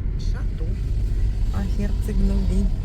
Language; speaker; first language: French; non-native, fluent; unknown